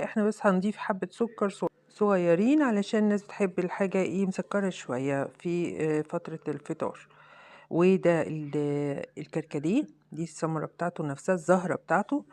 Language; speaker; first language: Arabic; native; Arabic